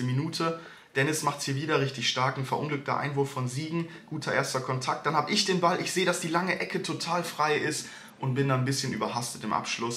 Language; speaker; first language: German; native; German